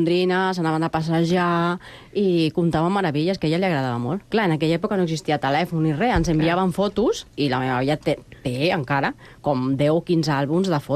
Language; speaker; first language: Catalan; non-native, fluent; Spanish